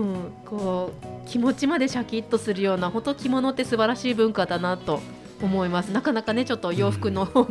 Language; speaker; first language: Japanese; native; Japanese